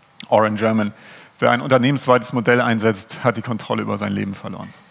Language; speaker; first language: German; native; German